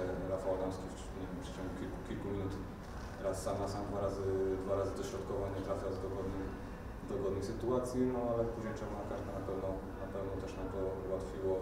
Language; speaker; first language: Polish; native; Polish